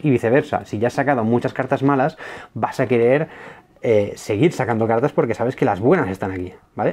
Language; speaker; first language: Spanish; native; Spanish